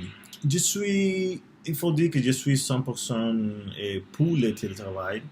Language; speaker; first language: French; non-native, learner; Spanish